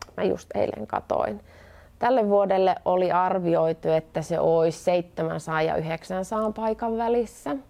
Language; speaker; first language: Finnish; native; Finnish